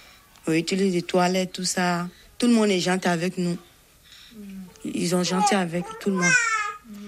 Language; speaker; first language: French; non-native, local second language; Bambara